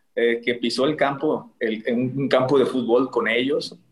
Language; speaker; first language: Spanish; native; Spanish